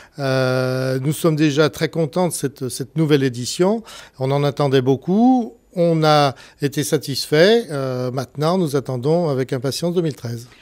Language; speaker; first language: French; native; French